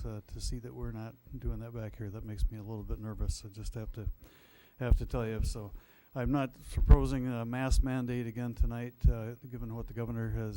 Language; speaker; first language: English; native; English